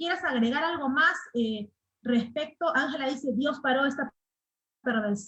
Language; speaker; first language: Spanish; native; Spanish